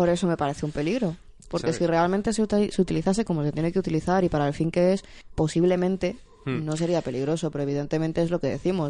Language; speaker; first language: Spanish; native; Spanish